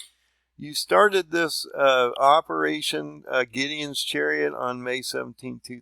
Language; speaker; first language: English; native; English